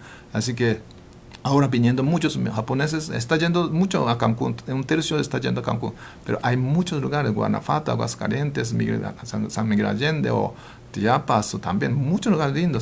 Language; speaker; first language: Spanish; non-native, fluent; Japanese